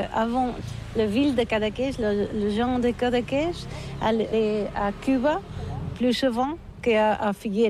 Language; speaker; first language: French; non-native, learner; Catalan